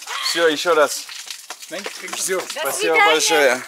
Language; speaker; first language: Russian; non-native, learner; English